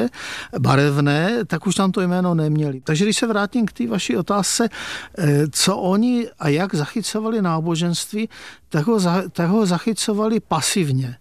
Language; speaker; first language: Czech; native; Czech